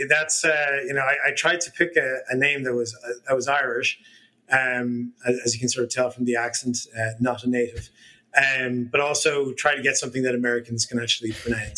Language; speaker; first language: English; native; English